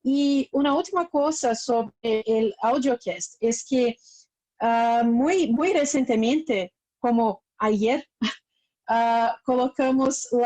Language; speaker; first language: Spanish; non-native, learner; Portuguese